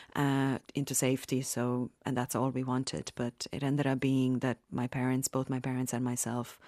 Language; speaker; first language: English; non-native, fluent; Bosnian